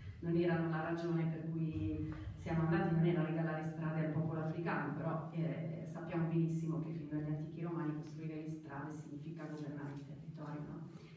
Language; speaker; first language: Italian; native; Italian